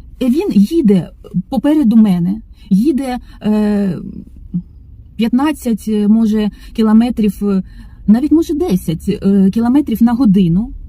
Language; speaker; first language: Ukrainian; non-native, local second language; Russian